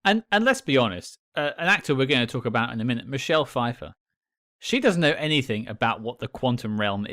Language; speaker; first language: English; native; English